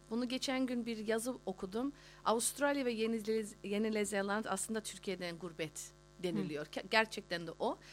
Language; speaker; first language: Turkish; early bilingual, heritage; Turkish